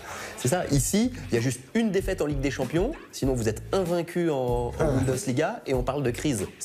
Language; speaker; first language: French; native; French